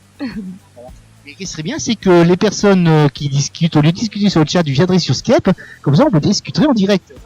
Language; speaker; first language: French; native; French